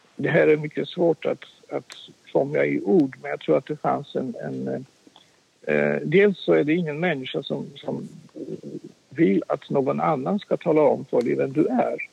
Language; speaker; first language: Swedish; non-native, fluent; Polish